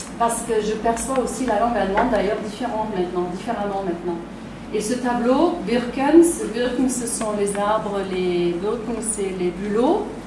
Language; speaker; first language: French; non-native, fluent; German